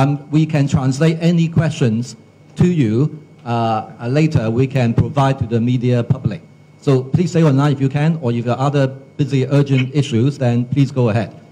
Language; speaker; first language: English; non-native, local second language; Cantonese